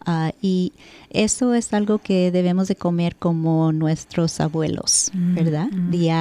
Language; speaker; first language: Spanish; early bilingual, heritage; Spanish